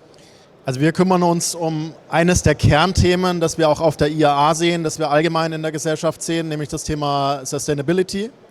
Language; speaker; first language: German; native; German